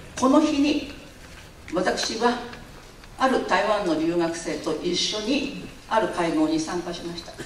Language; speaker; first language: Japanese; non-native, fluent; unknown